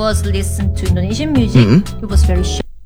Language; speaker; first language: English; non-native, learner; Korean